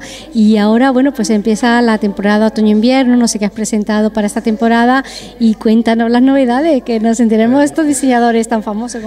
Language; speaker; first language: Spanish; native; Spanish